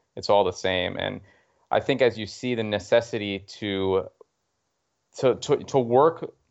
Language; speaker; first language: English; native; English